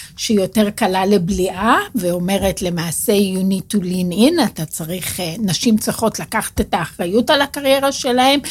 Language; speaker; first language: Hebrew; native; Hebrew